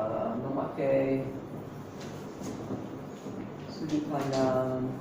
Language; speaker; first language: Indonesian; non-native, fluent; English